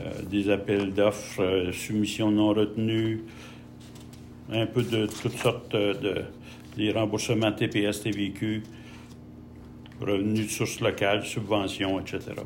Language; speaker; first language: French; native; French